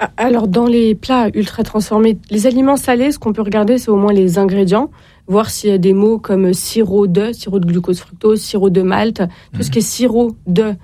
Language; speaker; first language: French; native; French